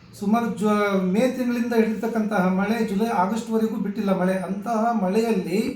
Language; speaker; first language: Kannada; native; Kannada